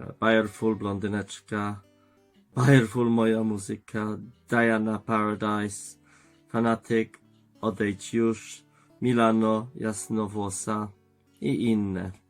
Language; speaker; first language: Polish; non-native, fluent; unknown